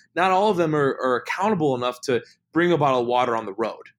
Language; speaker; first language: English; native; English